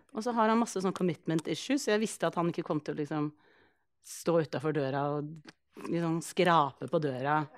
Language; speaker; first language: Norwegian; early bilingual, other home language; Icelandic